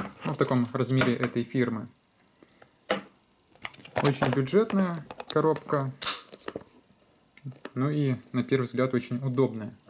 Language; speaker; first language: Russian; native; Russian